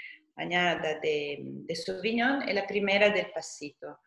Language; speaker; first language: Spanish; non-native, fluent; Italian